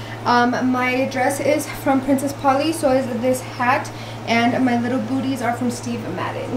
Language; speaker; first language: English; early bilingual, other home language; Spanish